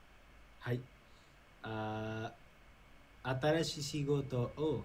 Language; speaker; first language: Japanese; non-native, learner; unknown